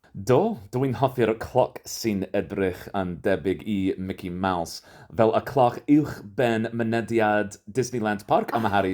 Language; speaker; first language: Welsh; non-native, fluent; English